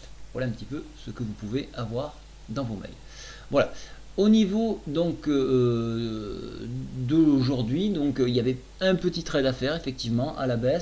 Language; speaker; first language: French; native; French